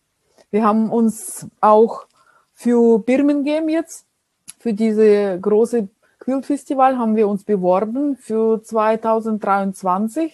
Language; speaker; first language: German; non-native, fluent; Russian